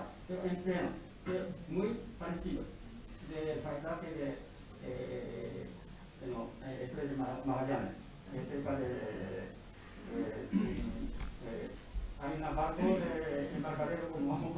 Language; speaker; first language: Spanish; non-native, learner; Japanese